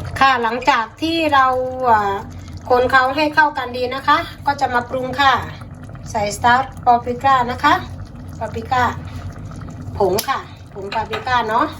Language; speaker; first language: Thai; native; Thai